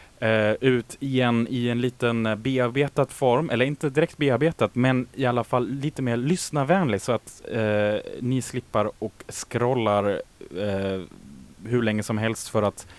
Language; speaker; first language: Swedish; native; Swedish